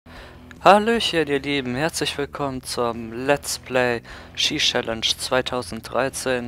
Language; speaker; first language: German; native; German